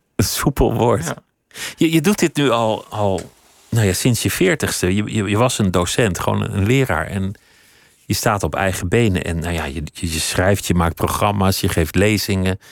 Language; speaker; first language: Dutch; native; Dutch